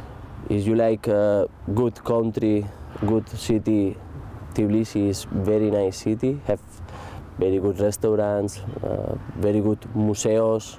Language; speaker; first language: English; non-native, learner; Spanish